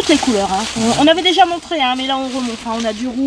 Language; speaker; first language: French; native; French